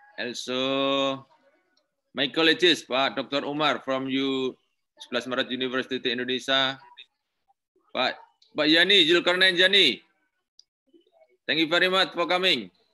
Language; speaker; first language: English; non-native, learner; Indonesian